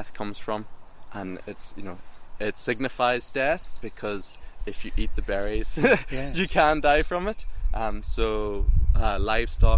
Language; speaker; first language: English; native; English